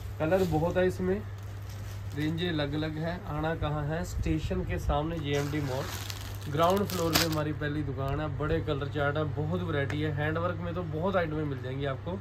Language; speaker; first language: Hindi; non-native, local second language; Punjabi